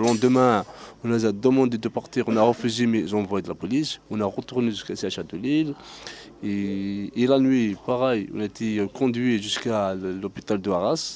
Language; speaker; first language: French; non-native, local second language; Arabic